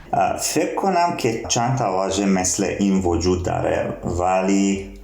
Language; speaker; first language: Persian; non-native, learner; Serbian